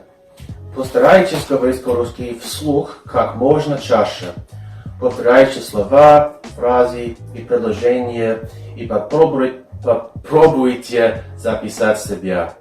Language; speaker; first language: Russian; non-native, fluent; English